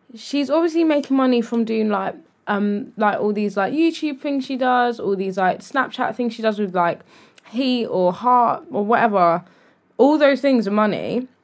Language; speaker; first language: English; native; English